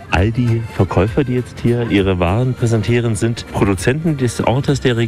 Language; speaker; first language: German; native; German